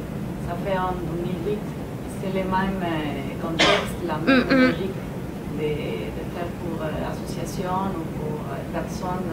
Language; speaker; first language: French; non-native, learner; Spanish